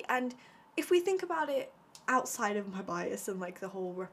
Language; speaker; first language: English; native; English